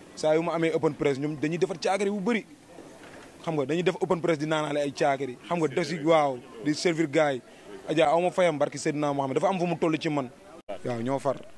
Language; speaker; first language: Wolof; native; Wolof